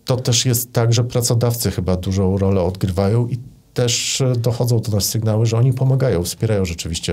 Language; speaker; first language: Polish; native; Polish